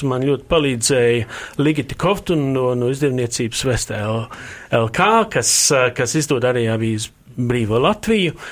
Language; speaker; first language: Latvian; early bilingual, heritage; Latvian